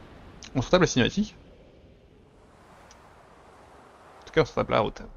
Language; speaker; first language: French; native; French